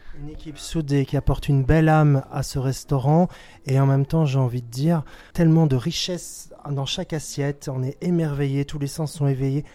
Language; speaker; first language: French; native; French